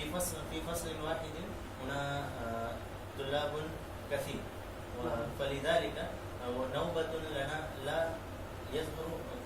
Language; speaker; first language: Arabic; non-native, learner; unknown